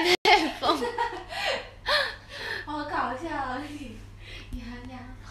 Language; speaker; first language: Chinese; native; Chinese